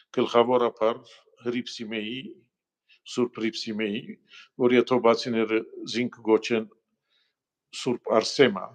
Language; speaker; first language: Armenian; early bilingual, heritage; Armenian